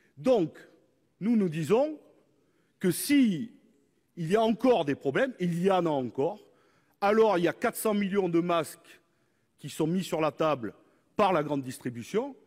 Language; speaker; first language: French; native; French